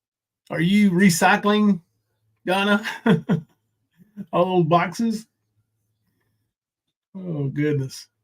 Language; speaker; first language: English; native; English